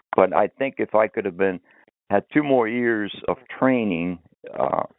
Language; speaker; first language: English; early bilingual, other home language; Finnish